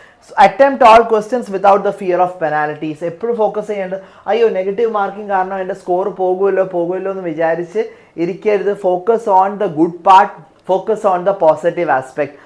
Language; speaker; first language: English; non-native, local second language; Malayalam